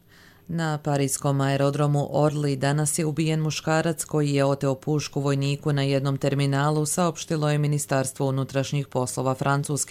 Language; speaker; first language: Serbian; native; Serbian